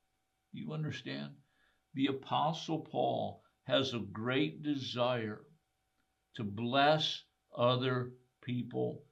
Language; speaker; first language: English; native; English